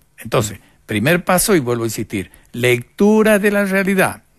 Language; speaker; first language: Spanish; native; Spanish